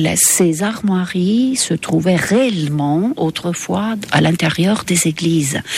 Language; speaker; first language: French; non-native, fluent; Estonian